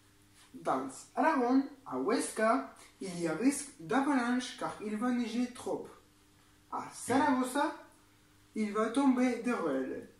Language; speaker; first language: French; non-native, learner; Spanish